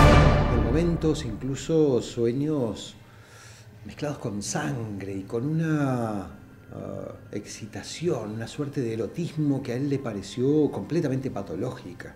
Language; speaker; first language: Spanish; native; Spanish